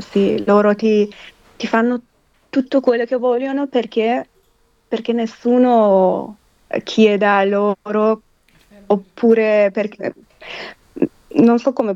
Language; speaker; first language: Italian; non-native, fluent; Persian